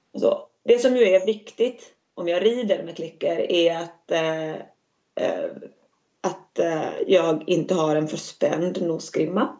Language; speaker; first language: Swedish; native; Swedish